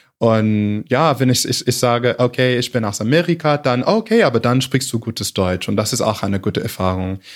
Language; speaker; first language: German; non-native, fluent; English